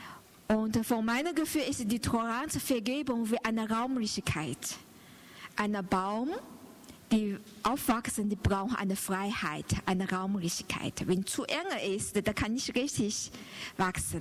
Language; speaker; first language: German; non-native, learner; Chinese